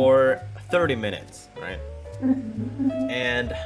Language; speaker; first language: English; non-native, fluent; Indonesian